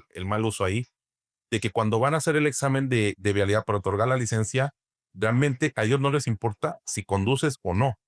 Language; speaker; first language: Spanish; native; Spanish